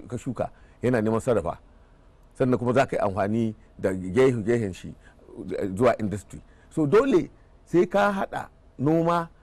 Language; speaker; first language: Hausa; native; Hausa